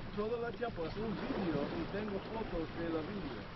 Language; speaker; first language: Spanish; non-native, learner; English